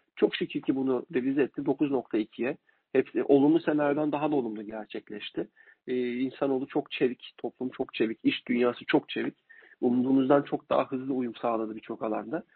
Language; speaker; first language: Turkish; native; Turkish